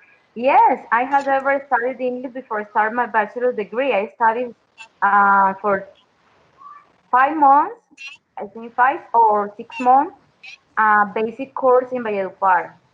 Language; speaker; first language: English; non-native, learner; Spanish